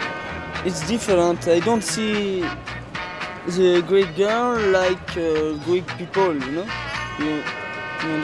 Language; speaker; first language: English; non-native, learner; French